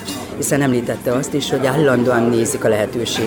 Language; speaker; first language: Hungarian; native; Hungarian